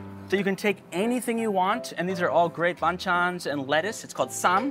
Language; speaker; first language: English; native; English